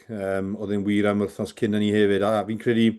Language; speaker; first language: Welsh; native; Welsh